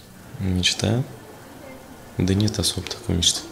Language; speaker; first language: Russian; native; Russian